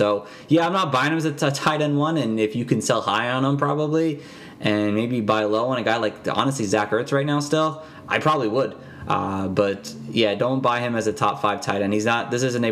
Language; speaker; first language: English; native; English